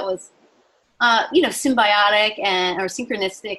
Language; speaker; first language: English; native; English